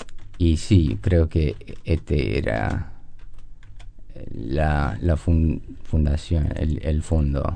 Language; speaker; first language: Spanish; non-native, learner; English